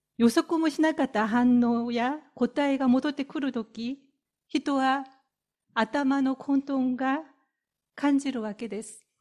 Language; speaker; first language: Japanese; non-native, fluent; Korean